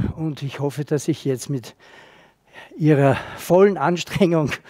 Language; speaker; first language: German; native; German